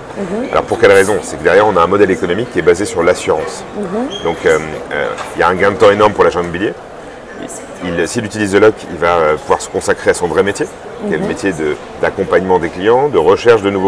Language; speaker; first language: French; native; French